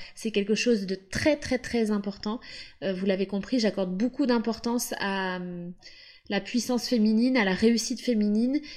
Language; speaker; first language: French; native; French